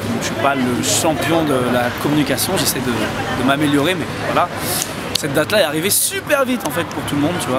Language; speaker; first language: French; native; French